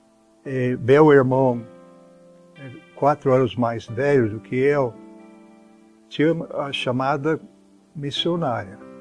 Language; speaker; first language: Portuguese; non-native, fluent; English